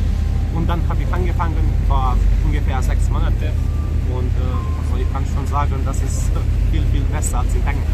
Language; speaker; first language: German; non-native, fluent; Serbian